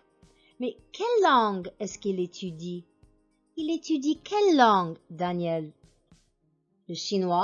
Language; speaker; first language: French; non-native, fluent; English